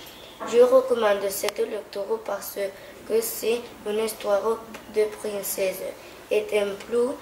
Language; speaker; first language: French; non-native, learner; Catalan